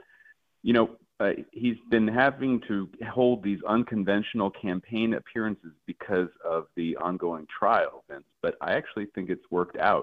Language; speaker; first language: English; native; English